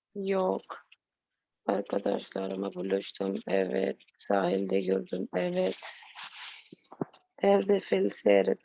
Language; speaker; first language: Turkish; non-native, learner; Urdu